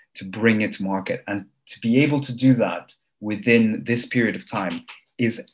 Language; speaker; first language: English; early bilingual, other home language; Armenian